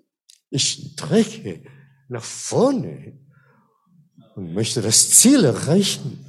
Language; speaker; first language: German; non-native, fluent; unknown